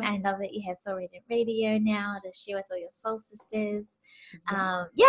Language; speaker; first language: English; native; English